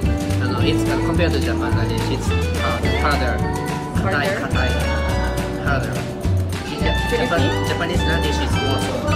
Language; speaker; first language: English; non-native, learner; Japanese